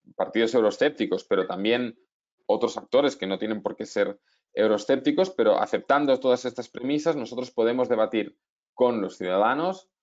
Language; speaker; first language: Spanish; native; Spanish